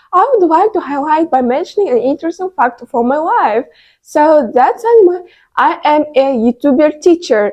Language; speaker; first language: English; non-native, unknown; Kazakh